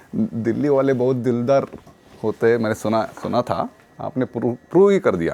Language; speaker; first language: Hindi; non-native, local second language; Kannada